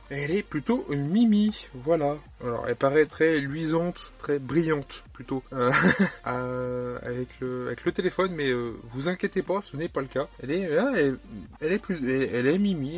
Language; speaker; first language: French; native; French